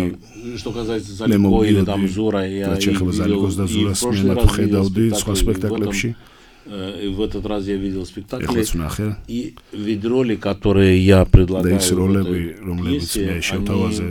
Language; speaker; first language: Russian; non-native, local second language; Georgian